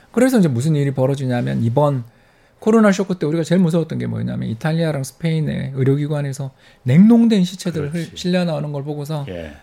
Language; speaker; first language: Korean; native; Korean